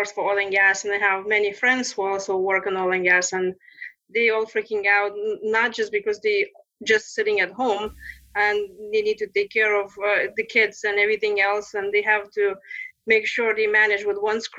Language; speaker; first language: English; non-native, fluent; Lithuanian